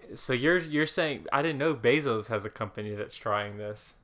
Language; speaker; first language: English; native; English